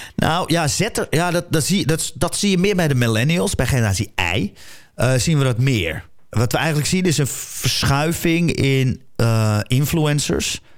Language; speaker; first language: Dutch; native; Dutch